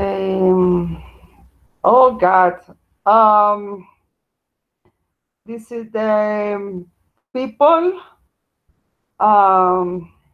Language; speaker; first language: English; non-native, learner; Spanish